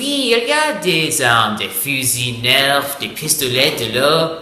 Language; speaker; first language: French; non-native, learner; English